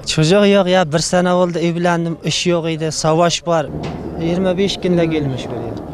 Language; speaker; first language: Turkish; non-native, learner; Uzbek